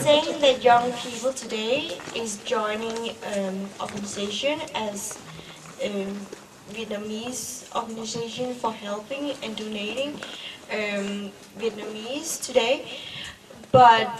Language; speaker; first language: English; non-native, fluent; Danish